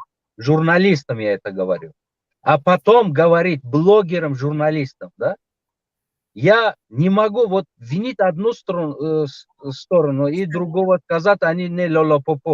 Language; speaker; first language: Russian; non-native, local second language; Tajik